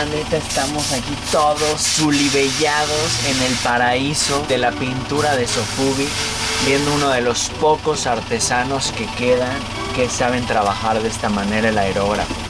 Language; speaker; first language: Spanish; native; Spanish